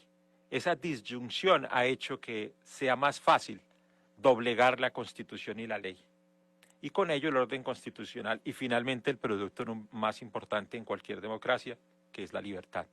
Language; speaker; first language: Spanish; native; Spanish